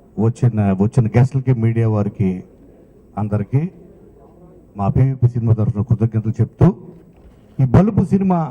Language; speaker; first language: Telugu; native; Telugu